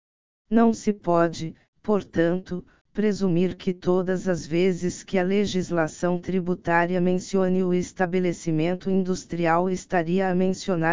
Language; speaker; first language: Portuguese; native; Portuguese